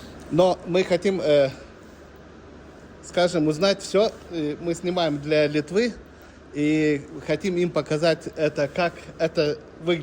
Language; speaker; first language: Russian; non-native, learner; Lithuanian